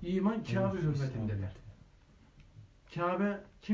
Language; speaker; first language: Turkish; native; Turkish